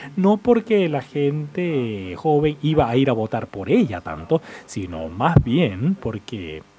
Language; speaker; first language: Spanish; non-native, fluent; English